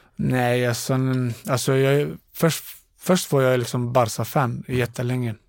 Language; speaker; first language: Swedish; non-native, fluent; Bosnian